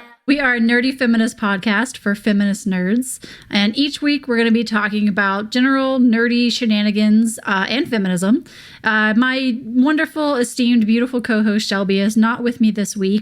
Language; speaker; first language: English; native; English